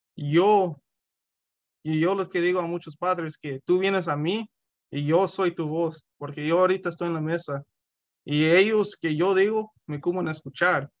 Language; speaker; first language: Spanish; early bilingual, heritage; Spanish